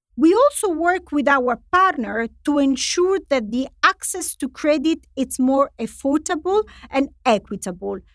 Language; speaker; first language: English; non-native, fluent; Italian